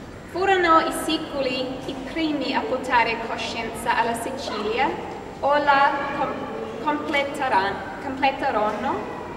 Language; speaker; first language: Italian; non-native, fluent; English